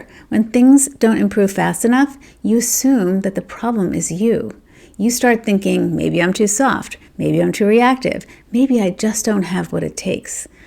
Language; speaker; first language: English; native; English